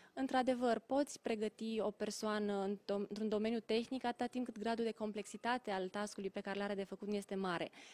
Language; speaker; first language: Romanian; native; Romanian